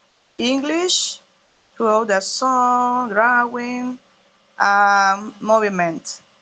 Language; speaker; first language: English; non-native, learner; Spanish